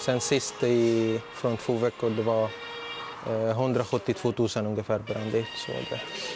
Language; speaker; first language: Swedish; non-native, learner; Arabic